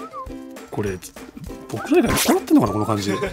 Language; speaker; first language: Japanese; native; Japanese